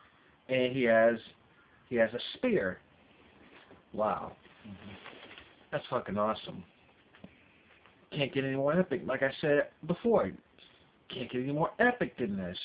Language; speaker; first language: English; native; English